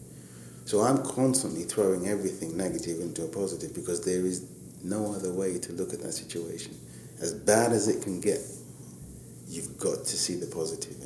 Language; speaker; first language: English; native; English